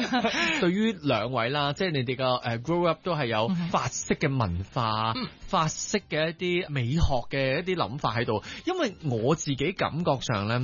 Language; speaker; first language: Cantonese; native; Cantonese